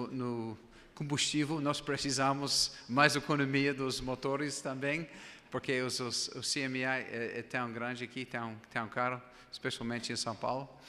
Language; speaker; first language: Portuguese; non-native, fluent; English